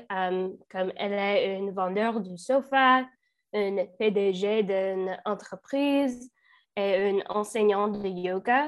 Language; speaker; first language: French; non-native, learner; English